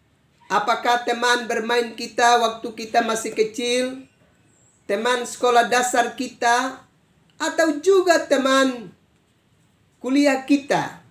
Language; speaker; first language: Indonesian; native; Indonesian